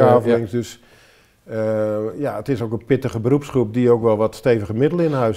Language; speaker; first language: Dutch; native; Dutch